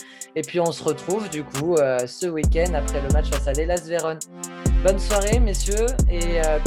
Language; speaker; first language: French; native; French